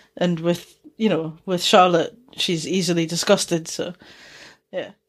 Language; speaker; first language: English; native; English